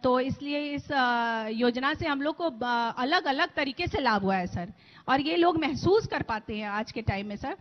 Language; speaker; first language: Hindi; native; Hindi